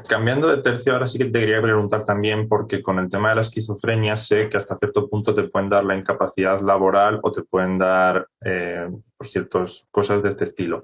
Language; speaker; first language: Spanish; native; Spanish